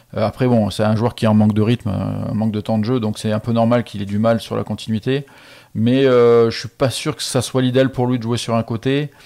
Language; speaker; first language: French; native; French